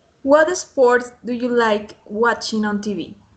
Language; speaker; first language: English; non-native, fluent; Spanish